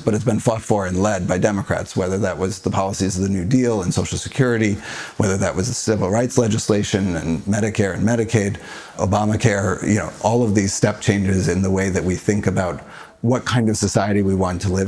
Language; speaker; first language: English; native; English